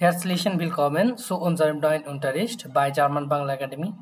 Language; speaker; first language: German; non-native, learner; Bangla